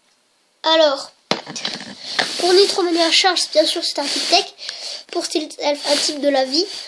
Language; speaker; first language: French; native; French